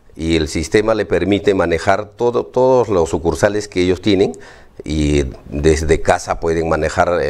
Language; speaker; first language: Spanish; native; Spanish